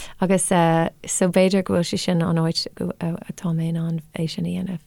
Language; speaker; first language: Irish; non-native, local second language; English